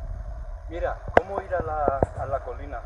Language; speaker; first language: Spanish; non-native, learner; English